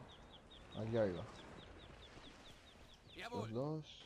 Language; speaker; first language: Spanish; native; Spanish